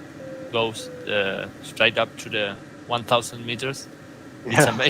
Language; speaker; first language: English; non-native, fluent; Spanish